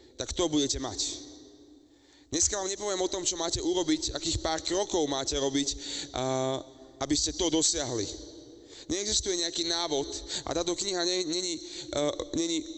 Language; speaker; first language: Slovak; native; Slovak